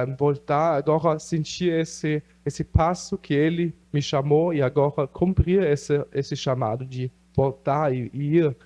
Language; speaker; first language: Portuguese; non-native, local second language; German